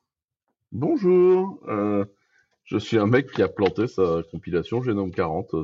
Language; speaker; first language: French; native; French